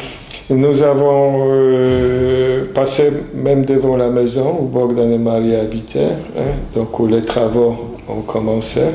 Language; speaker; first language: French; non-native, fluent; Polish